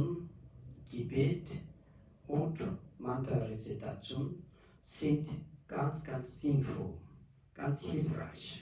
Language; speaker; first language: German; non-native, learner; Tibetan